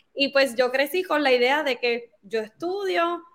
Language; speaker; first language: Spanish; native; Spanish